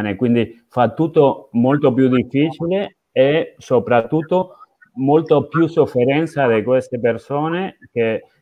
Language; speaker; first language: Italian; non-native, fluent; Spanish